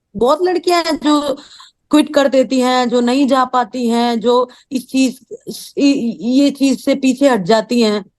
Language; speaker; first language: Hindi; native; Hindi